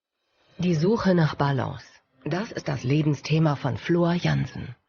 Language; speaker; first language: German; native; German